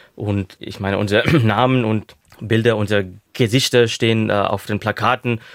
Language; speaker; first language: German; non-native, fluent; Urdu